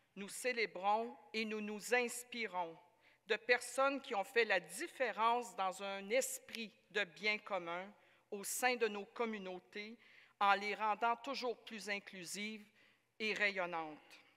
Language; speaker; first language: French; native; French